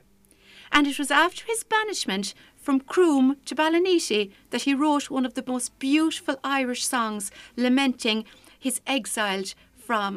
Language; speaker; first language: English; non-native, local second language; Irish